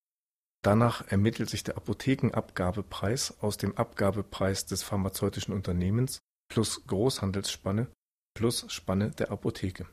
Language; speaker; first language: German; native; German